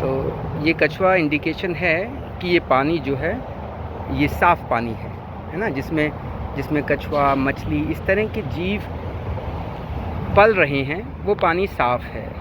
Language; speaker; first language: Hindi; native; Hindi